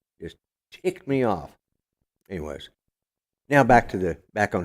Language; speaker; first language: English; native; English